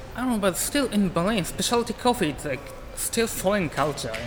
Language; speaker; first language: English; non-native, learner; Japanese